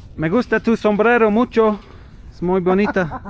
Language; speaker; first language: Spanish; non-native, learner; English